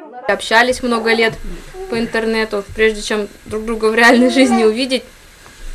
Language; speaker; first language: Russian; native; Russian